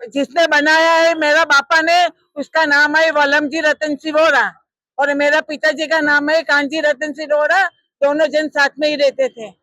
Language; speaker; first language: Hindi; non-native, local second language; Gujarati